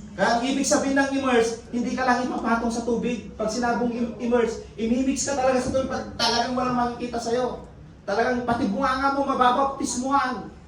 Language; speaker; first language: Filipino; non-native, local second language; Iloko